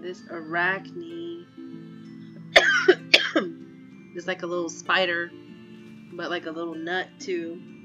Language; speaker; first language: English; early bilingual, other home language; Spanish